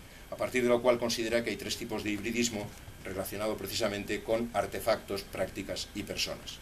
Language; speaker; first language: Spanish; native; Spanish